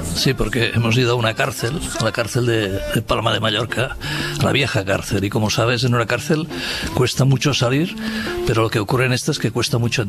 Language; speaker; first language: Spanish; native; Spanish